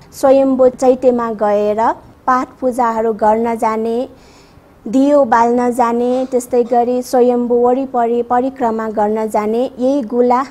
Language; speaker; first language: Nepali; non-native, local second language; Newari